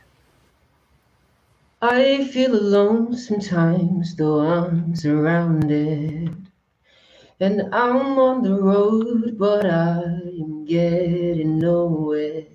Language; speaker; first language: English; non-native, local second language; Yoruba